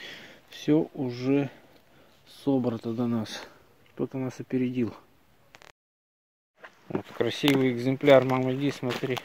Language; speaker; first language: Russian; native; Russian